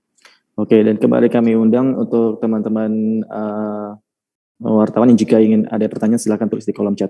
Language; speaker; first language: Indonesian; native; Indonesian